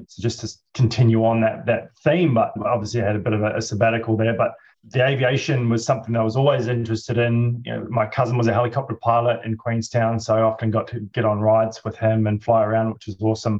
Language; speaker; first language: English; native; English